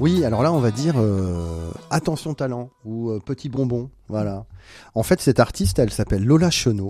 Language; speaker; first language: French; native; French